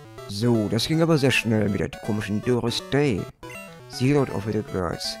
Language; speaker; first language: German; native; German